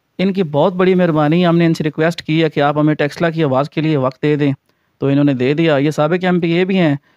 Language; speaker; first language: Urdu; non-native, local second language; Punjabi